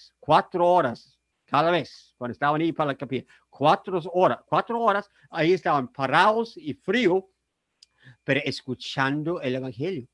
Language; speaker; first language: Spanish; non-native, fluent; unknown